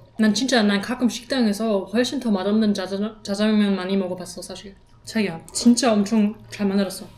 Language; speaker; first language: Korean; non-native, learner; German